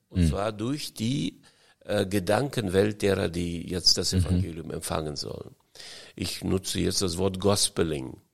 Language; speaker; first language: German; early bilingual, heritage; German